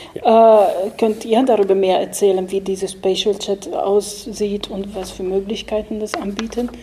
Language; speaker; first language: German; non-native, fluent; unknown